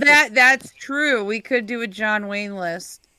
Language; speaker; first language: English; native; English